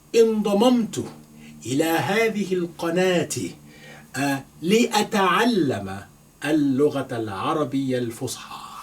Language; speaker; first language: Arabic; non-native, fluent; Yoruba